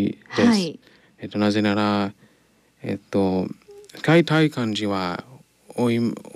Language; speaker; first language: Japanese; non-native, learner; English